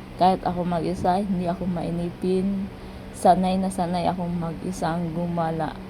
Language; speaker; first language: Filipino; non-native, local second language; Cebuano